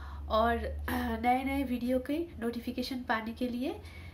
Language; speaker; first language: Hindi; non-native, local second language; Bangla